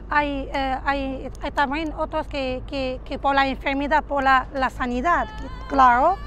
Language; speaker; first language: Spanish; non-native, fluent; Arabic